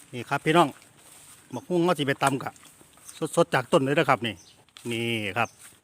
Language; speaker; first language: Thai; native; Thai